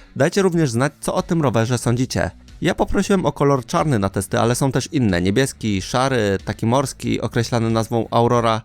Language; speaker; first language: Polish; native; Polish